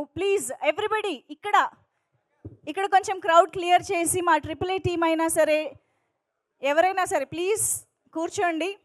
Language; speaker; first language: Telugu; native; Telugu